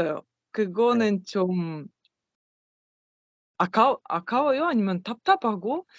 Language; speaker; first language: Korean; non-native, learner; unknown